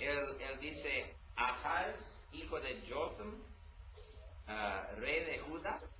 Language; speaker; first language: Spanish; non-native, learner; English